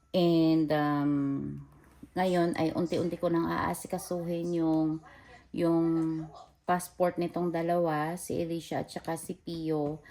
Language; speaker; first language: Filipino; non-native, local second language; Cebuano